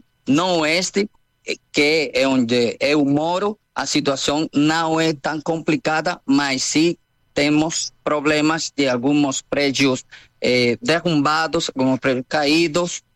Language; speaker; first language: Portuguese; non-native, learner; Spanish